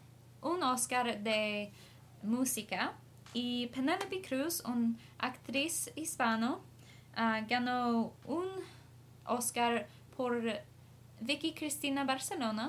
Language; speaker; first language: Spanish; non-native, learner; English